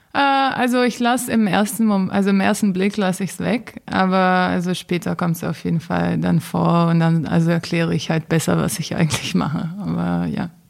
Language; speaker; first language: German; non-native, fluent; Portuguese